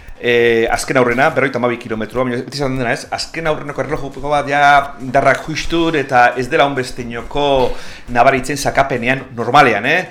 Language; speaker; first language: Basque; native; Basque